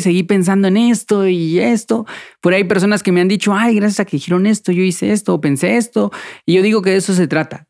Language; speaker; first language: Spanish; native; Spanish